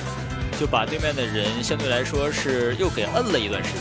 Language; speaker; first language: Chinese; native; Chinese